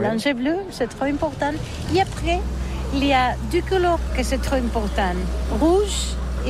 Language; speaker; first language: French; non-native, learner; Catalan